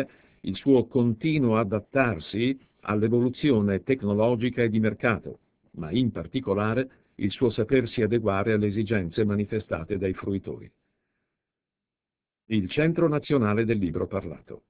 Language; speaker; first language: Italian; native; Italian